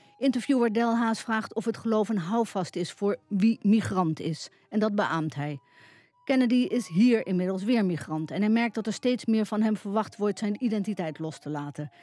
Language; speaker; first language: Dutch; native; Dutch